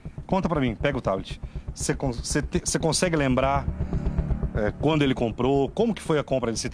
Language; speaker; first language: Portuguese; native; Portuguese